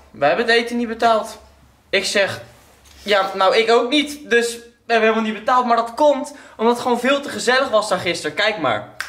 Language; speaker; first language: Dutch; native; Dutch